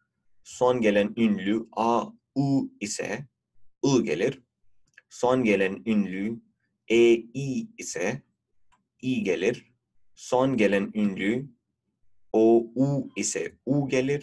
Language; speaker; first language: Turkish; non-native, fluent; Urdu